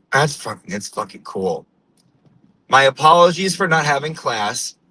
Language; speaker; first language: English; native; English